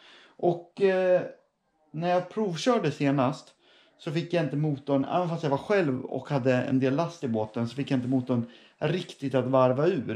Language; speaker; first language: Swedish; native; Swedish